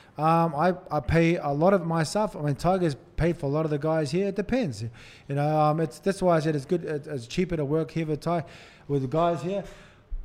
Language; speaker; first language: English; native; English